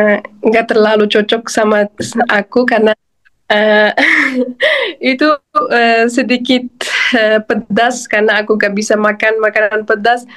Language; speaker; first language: Indonesian; non-native, fluent; Uzbek